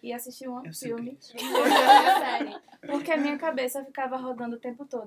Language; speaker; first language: Portuguese; native; Portuguese